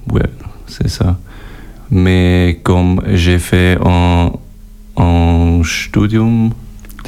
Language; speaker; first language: French; non-native, learner; German